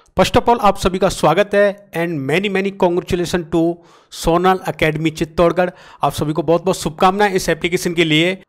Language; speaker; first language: Hindi; native; Hindi